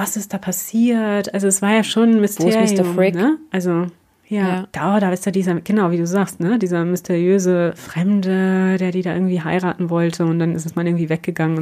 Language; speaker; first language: German; native; German